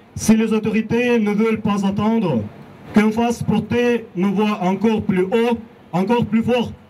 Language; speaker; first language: French; non-native, learner; Russian